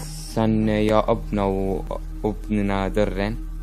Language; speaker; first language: Swedish; non-native, learner; Arabic